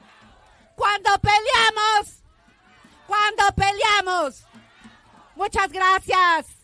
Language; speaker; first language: Spanish; early bilingual, heritage; Spanish